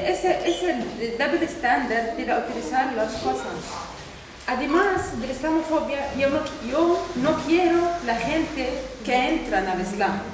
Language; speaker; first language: Spanish; non-native, learner; Arabic